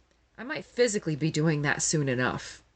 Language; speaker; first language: English; native; English